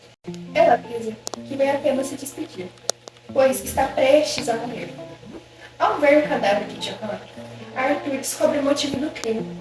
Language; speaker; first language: Portuguese; native; Portuguese